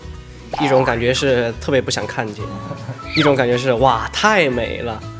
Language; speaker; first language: Chinese; native; Chinese